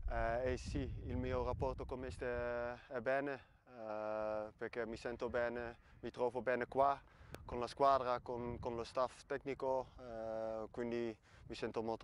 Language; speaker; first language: Italian; non-native, fluent; Dutch